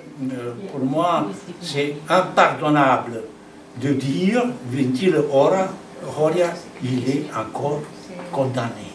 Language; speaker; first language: French; non-native, fluent; Romanian